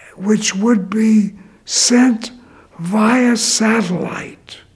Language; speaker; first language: English; native; English